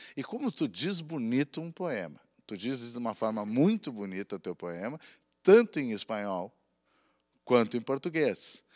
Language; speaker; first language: Portuguese; native; Portuguese